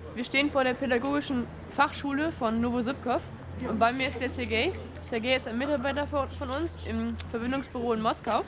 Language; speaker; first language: German; native; German